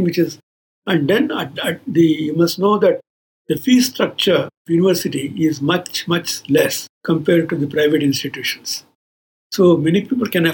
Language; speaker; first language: English; non-native, local second language; Kannada